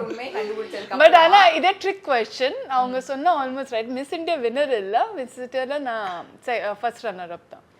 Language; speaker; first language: Tamil; non-native, learner; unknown